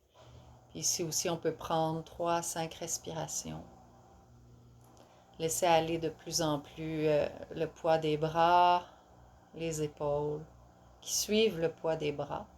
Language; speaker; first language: French; native; French